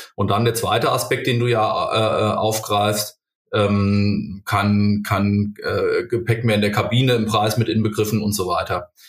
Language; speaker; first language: German; native; German